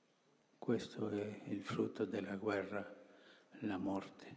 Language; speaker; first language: Italian; early bilingual, heritage; Spanish